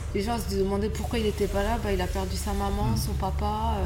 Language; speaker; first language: French; native; French